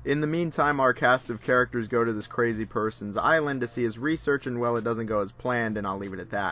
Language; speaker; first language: English; native; English